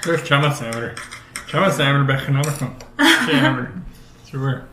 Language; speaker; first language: Mongolian; non-native, learner; English